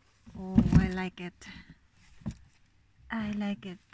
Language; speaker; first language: English; non-native, fluent; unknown